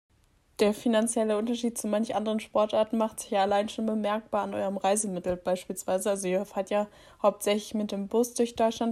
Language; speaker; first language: German; native; German